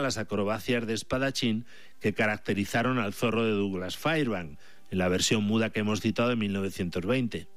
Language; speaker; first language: Spanish; native; Spanish